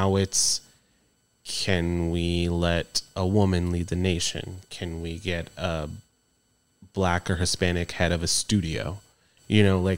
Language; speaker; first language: English; native; English